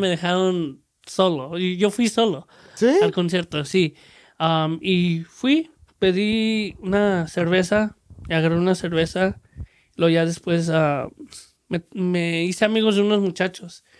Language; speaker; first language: Spanish; early bilingual, heritage; Spanish